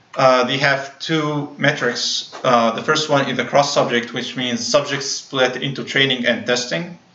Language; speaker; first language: English; non-native, fluent; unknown